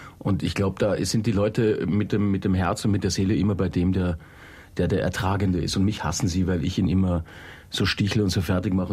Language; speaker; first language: German; native; German